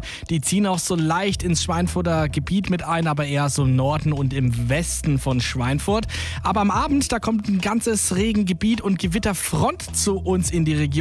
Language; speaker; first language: German; native; German